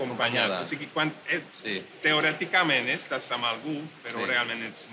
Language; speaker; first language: Catalan; non-native, fluent; Hungarian